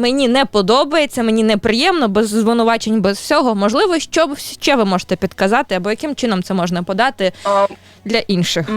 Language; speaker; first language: Ukrainian; native; Ukrainian